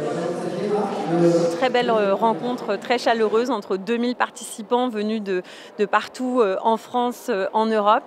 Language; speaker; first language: French; native; French